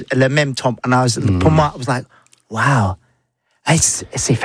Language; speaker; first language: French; non-native, learner; English